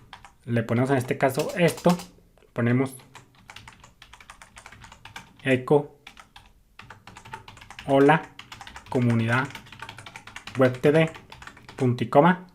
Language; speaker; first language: Spanish; native; Spanish